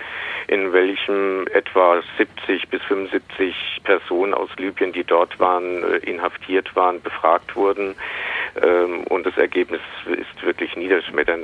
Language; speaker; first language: German; native; German